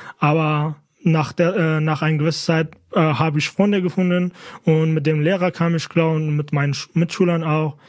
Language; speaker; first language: German; non-native, fluent; Kurdish